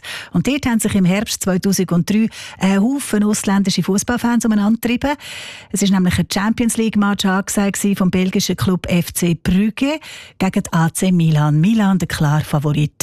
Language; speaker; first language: German; native; German